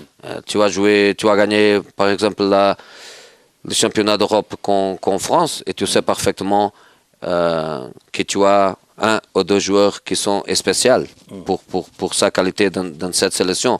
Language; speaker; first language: French; non-native, fluent; Portuguese